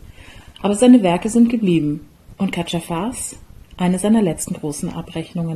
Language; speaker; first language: German; native; German